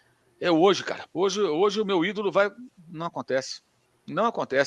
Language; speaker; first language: Portuguese; native; Portuguese